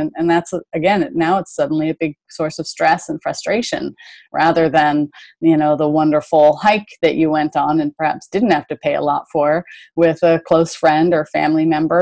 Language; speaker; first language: English; native; English